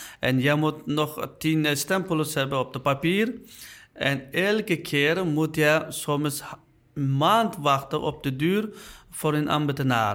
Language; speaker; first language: Dutch; non-native, learner; Uyghur